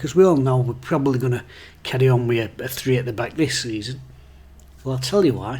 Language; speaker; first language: English; native; English